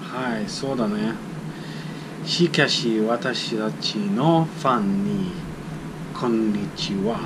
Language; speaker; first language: Japanese; non-native, learner; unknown